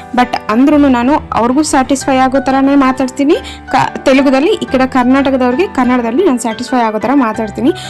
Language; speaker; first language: Kannada; non-native, local second language; Telugu